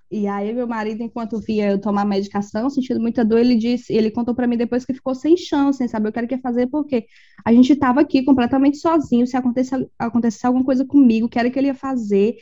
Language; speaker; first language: Portuguese; native; Portuguese